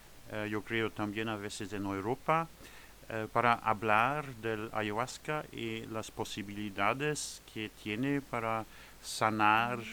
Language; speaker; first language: Spanish; non-native, fluent; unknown